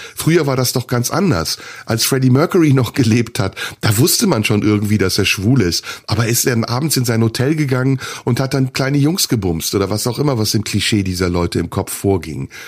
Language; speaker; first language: German; early bilingual, other home language; Turkish